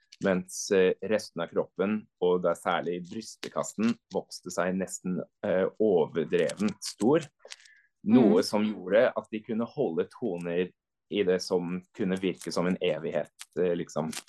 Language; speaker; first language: Norwegian; non-native, fluent; English